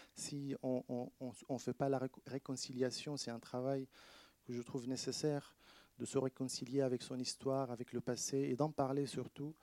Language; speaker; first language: French; non-native, fluent; Arabic